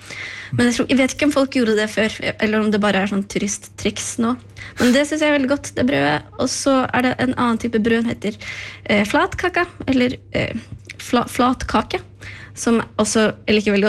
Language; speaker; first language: Norwegian; early bilingual, other home language; Icelandic